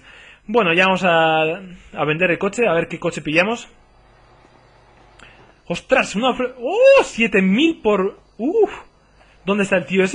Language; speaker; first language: Spanish; native; Spanish